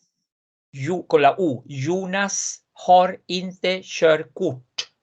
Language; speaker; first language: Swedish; non-native, fluent; Spanish